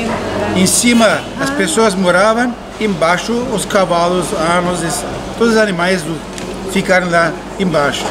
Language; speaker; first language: Portuguese; non-native, learner; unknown